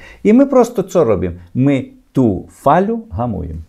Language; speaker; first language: Polish; non-native, learner; Ukrainian